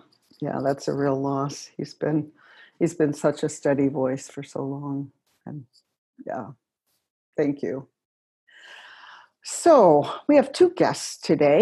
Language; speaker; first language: English; native; English